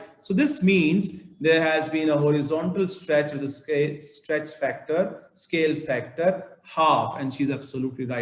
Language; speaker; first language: English; non-native, local second language; Urdu